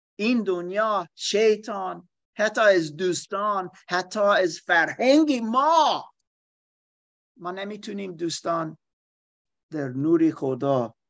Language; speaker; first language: Persian; non-native, learner; German